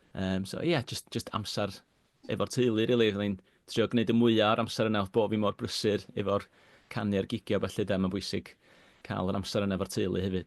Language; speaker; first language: Welsh; native; Welsh